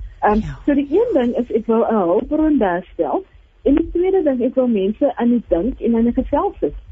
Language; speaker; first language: Afrikaans; native; Afrikaans